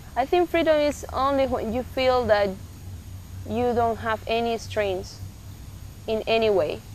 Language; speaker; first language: English; non-native, fluent; Spanish